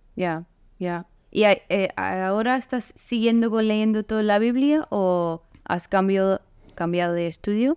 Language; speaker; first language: Spanish; non-native, fluent; English